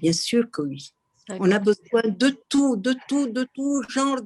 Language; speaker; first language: French; non-native, local second language; Arabic